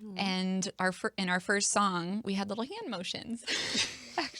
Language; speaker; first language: English; native; English